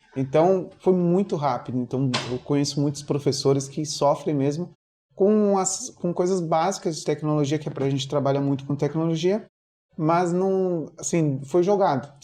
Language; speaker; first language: Portuguese; native; Portuguese